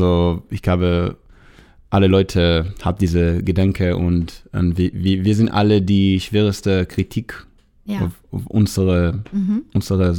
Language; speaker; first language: German; non-native, learner; Hebrew